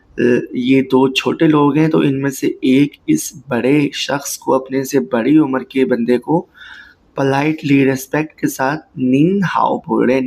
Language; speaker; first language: Urdu; native; Urdu